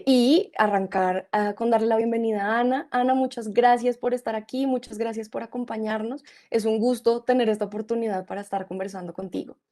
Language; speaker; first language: Spanish; native; Spanish